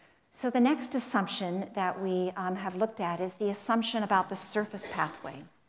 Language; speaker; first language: English; native; English